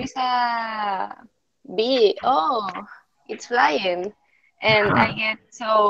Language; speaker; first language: English; non-native, learner; Spanish